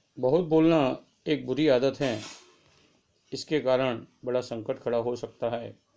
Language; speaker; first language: Hindi; non-native, local second language; Gujarati